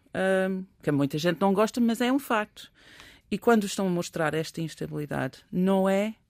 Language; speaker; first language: Portuguese; non-native, fluent; English